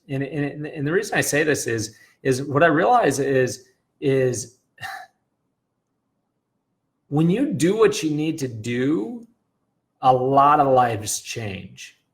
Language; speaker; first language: English; native; English